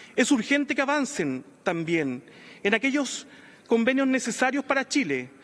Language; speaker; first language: Spanish; native; Spanish